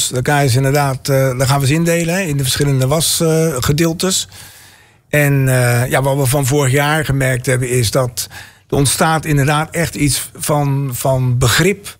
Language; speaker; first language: Dutch; native; Dutch